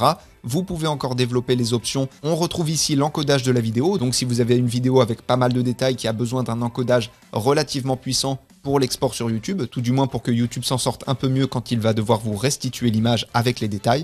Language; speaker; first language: French; native; French